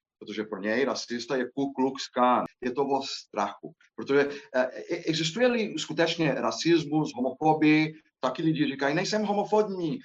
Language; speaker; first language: Czech; non-native, fluent; Portuguese